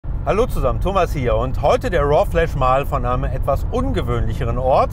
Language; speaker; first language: German; native; German